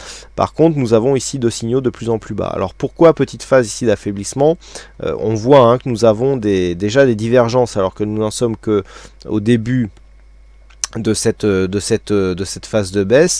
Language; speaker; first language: French; native; French